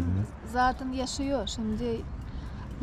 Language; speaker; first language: Turkish; non-native, learner; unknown